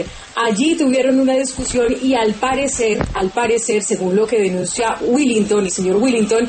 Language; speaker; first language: Spanish; native; Spanish